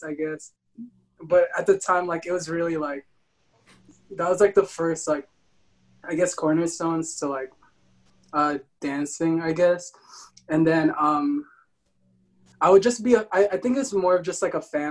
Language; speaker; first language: English; non-native, local second language; Filipino